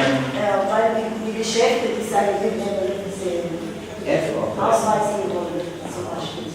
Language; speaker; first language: German; non-native, learner; Somali